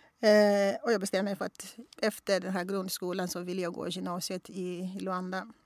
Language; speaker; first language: Swedish; non-native, fluent; Kongo